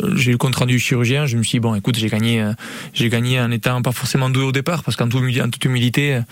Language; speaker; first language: French; native; French